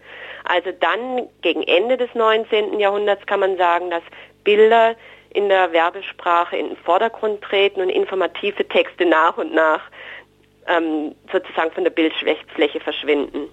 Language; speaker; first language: German; native; German